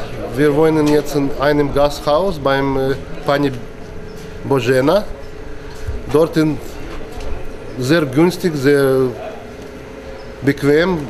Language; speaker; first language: German; non-native, learner; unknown